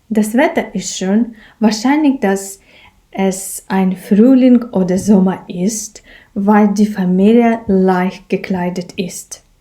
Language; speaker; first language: German; non-native, fluent; Ukrainian